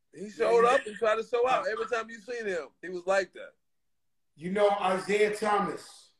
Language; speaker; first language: English; native; English